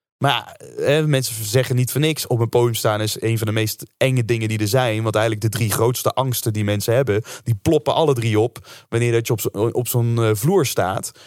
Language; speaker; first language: Dutch; native; Dutch